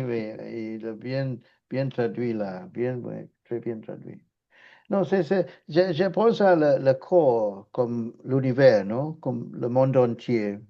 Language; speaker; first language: French; non-native, fluent; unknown